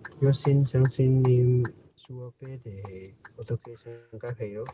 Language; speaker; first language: Korean; non-native, learner; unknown